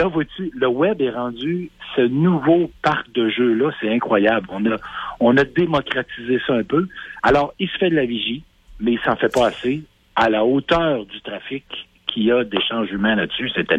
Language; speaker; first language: French; native; French